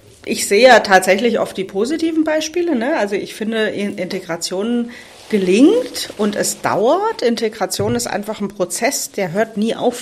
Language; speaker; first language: German; native; German